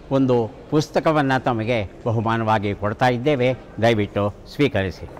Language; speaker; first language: Kannada; native; Kannada